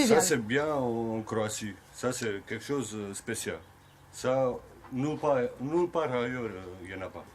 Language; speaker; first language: French; non-native, fluent; Croatian